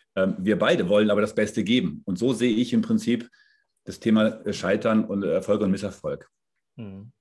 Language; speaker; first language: German; native; German